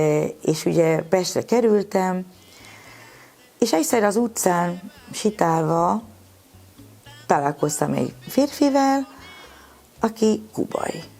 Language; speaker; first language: Hungarian; non-native, fluent; Spanish